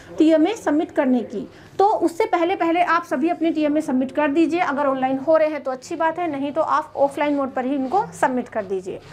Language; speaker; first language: Hindi; native; Hindi